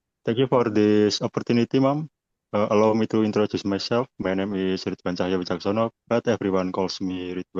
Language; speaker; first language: English; non-native, learner; Indonesian